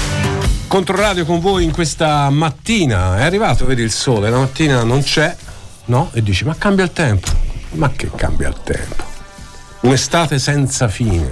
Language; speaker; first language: Italian; native; Italian